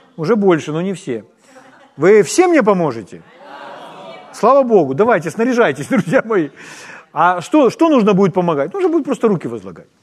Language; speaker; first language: Russian; non-native, local second language; Ukrainian